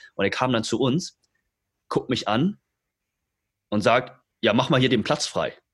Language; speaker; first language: German; early bilingual, other home language; Chinese